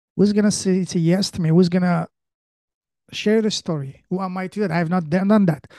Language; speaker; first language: English; early bilingual, other home language; French